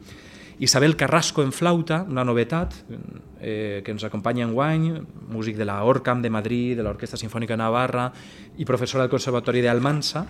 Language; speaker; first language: Catalan; native; Catalan